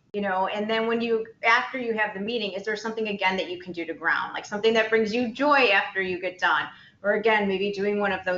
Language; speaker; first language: English; native; English